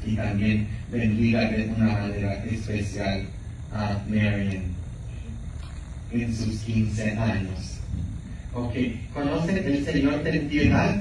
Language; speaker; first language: Spanish; non-native, fluent; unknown